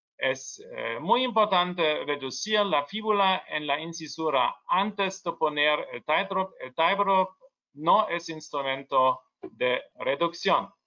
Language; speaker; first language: Spanish; non-native, learner; German